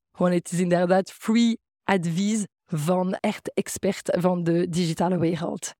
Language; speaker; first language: Dutch; non-native, fluent; French